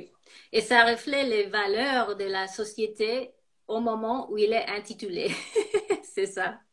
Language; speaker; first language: French; non-native, fluent; English